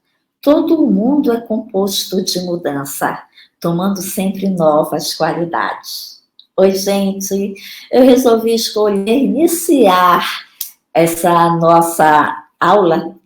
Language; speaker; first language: Portuguese; native; Portuguese